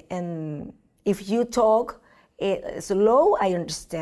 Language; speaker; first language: English; non-native, learner; Spanish